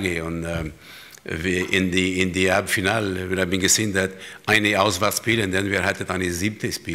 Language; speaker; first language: German; non-native, learner; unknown